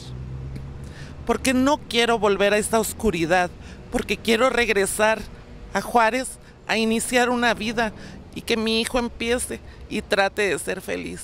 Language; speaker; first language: Spanish; native; Spanish